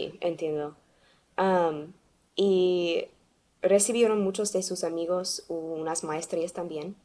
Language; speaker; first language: Spanish; non-native, learner; English